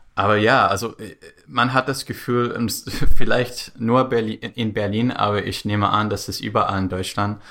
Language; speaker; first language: German; non-native, fluent; English